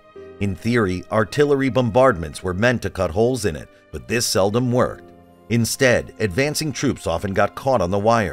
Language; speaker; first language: English; native; English